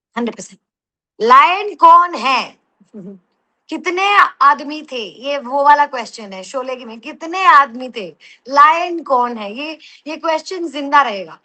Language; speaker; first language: Hindi; non-native, local second language; Telugu